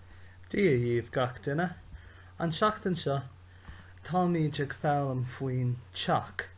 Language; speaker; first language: Irish; non-native, local second language; English